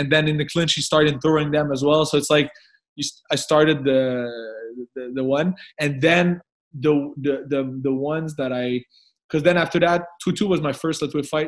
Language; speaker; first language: English; non-native, fluent; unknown